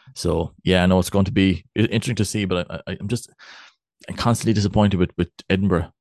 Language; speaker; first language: English; native; English